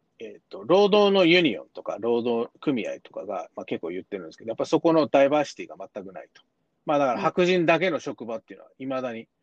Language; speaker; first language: Japanese; early bilingual, heritage; Japanese